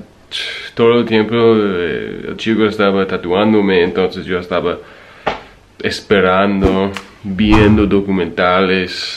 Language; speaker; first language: Spanish; non-native, fluent; English